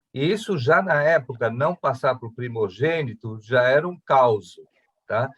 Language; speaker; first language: Portuguese; early bilingual, other home language; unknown